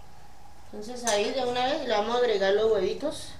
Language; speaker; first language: Spanish; native; Spanish